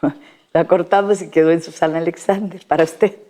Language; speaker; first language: Spanish; native; Spanish